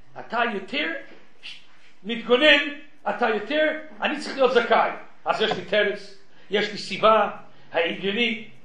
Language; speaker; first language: Hebrew; non-native, fluent; English